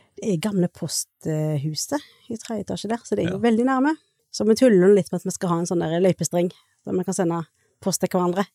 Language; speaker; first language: Norwegian; native; Norwegian